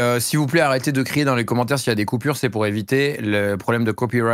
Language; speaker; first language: French; native; French